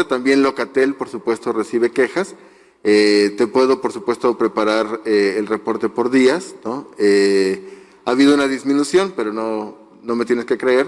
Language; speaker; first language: Spanish; native; Spanish